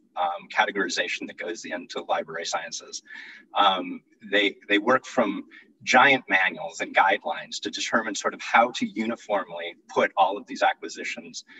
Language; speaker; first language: English; native; English